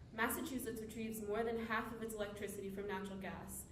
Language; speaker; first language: English; native; English